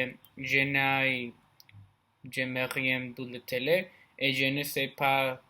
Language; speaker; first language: French; non-native, learner; Spanish